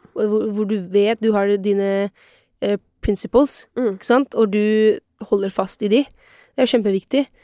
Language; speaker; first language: Norwegian; non-native, fluent; Italian